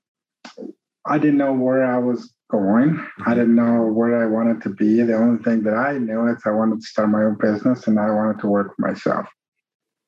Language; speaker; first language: English; non-native, fluent; Spanish